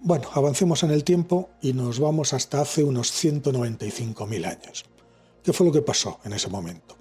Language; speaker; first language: Spanish; native; Spanish